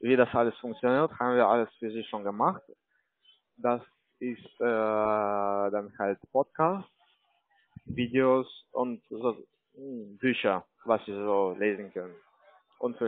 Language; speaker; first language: German; non-native, learner; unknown